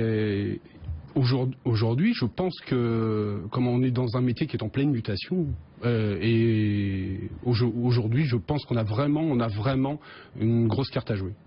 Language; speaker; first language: French; native; French